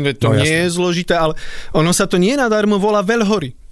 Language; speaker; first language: Slovak; native; Slovak